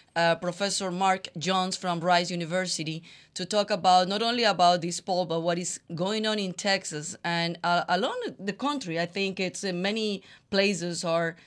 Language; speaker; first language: English; non-native, fluent; Spanish